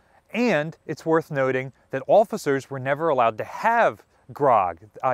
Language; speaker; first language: English; native; English